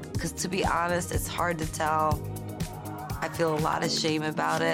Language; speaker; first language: English; native; English